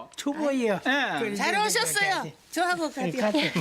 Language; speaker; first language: Korean; non-native, fluent; Japanese